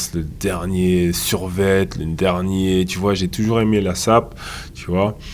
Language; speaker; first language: French; native; French